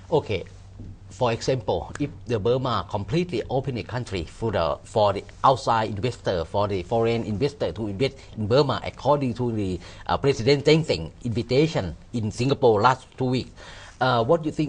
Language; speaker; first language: English; non-native, learner; Thai